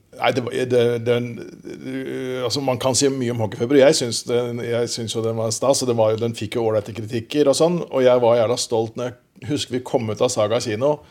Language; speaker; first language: Norwegian; native; Norwegian